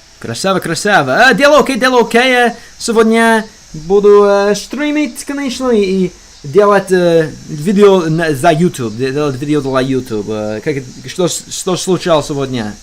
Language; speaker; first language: Russian; non-native, learner; English